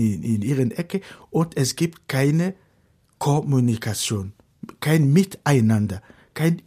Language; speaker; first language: German; non-native, fluent; Fon